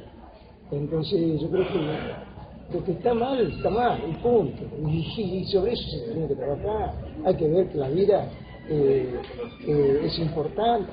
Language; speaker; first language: Spanish; native; Spanish